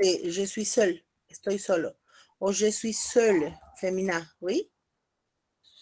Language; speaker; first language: French; non-native, fluent; Spanish